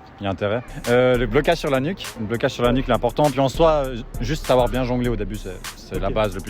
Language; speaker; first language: French; native; French